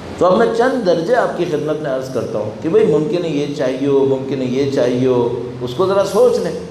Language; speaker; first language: Urdu; early bilingual, heritage; Urdu